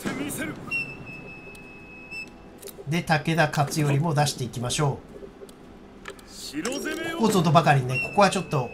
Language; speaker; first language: Japanese; native; Japanese